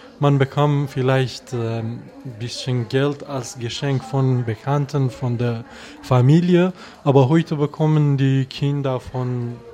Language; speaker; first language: German; non-native, fluent; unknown